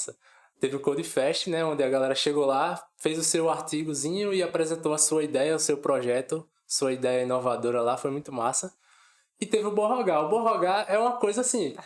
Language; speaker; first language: Portuguese; native; Portuguese